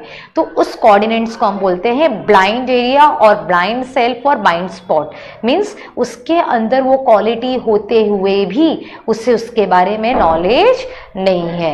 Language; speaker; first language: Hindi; native; Hindi